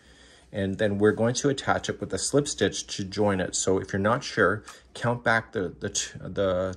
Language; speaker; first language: English; native; English